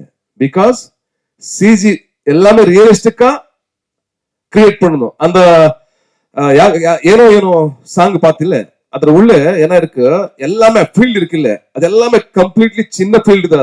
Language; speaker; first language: Tamil; non-native, learner; Kannada